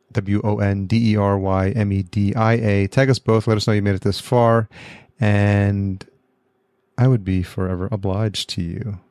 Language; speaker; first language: English; early bilingual, other home language; Spanish